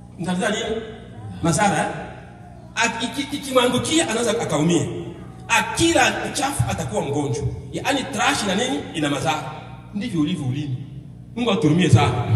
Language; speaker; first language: Swahili; non-native, local second language; Bembe